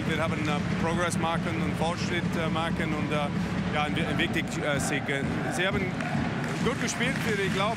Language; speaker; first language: German; non-native, learner; English